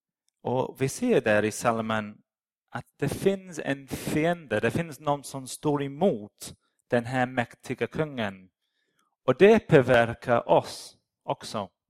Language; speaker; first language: Swedish; non-native, fluent; English